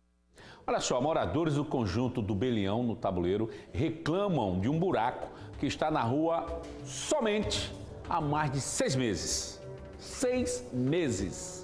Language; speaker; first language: Portuguese; native; Portuguese